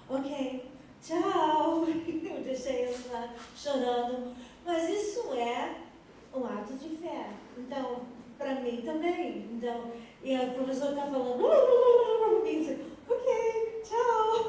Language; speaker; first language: Portuguese; non-native, fluent; English